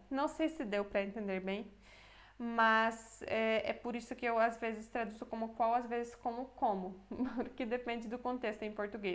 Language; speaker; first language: Portuguese; non-native, fluent; Polish